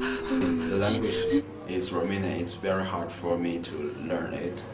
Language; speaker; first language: English; non-native, fluent; Chinese